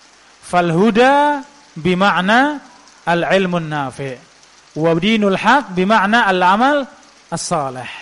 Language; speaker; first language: Arabic; non-native, fluent; Indonesian